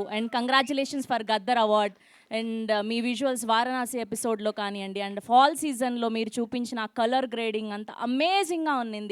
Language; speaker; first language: Telugu; native; Telugu